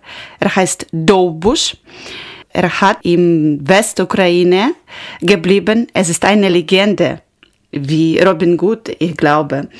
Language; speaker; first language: German; non-native, learner; Ukrainian